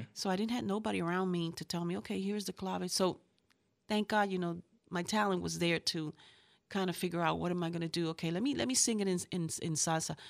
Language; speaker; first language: English; early bilingual, other home language; Spanish